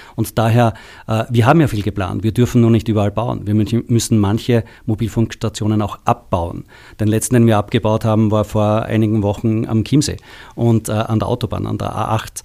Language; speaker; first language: German; native; German